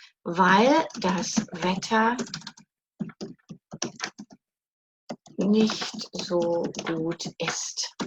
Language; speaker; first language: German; non-native, fluent; English